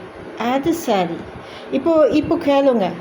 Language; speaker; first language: Tamil; non-native, learner; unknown